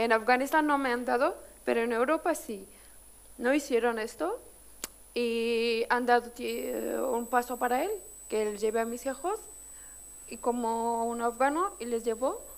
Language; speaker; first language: Spanish; non-native, fluent; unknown